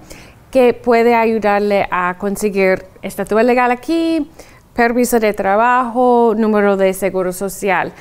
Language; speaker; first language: Spanish; non-native, fluent; English